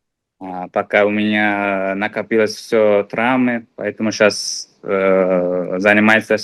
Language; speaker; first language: Russian; non-native, fluent; Uzbek